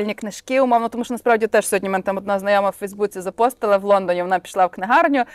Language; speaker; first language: Ukrainian; native; Ukrainian